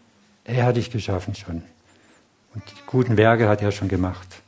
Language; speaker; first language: German; non-native, fluent; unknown